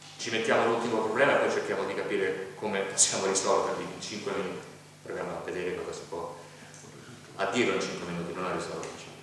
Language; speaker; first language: Italian; native; Italian